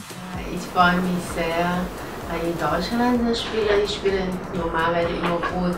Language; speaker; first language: German; non-native, learner; Chinese